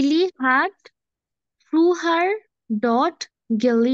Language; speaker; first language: German; non-native, learner; Bangla